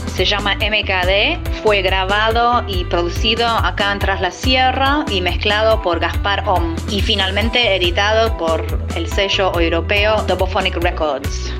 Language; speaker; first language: Spanish; non-native, fluent; English